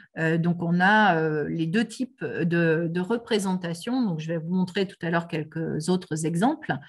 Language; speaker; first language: French; native; French